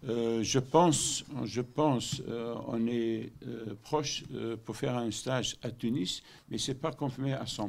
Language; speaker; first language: French; non-native, learner; Dutch